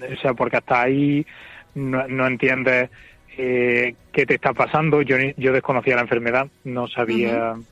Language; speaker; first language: Spanish; native; Spanish